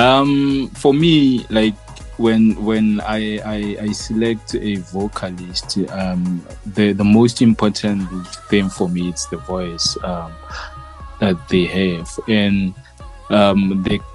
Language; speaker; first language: English; non-native, local second language; Northern Sotho